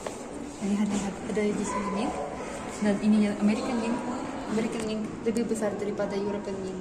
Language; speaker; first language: Indonesian; non-native, fluent; Russian